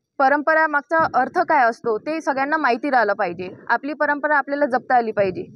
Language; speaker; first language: Marathi; non-native, local second language; Lambadi